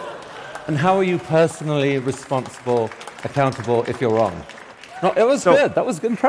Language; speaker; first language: English; native; English